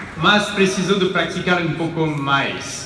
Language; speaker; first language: Portuguese; non-native, learner; French